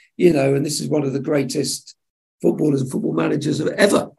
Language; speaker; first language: English; native; English